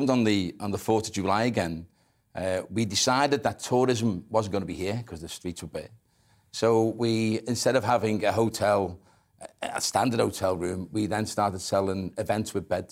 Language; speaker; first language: English; native; English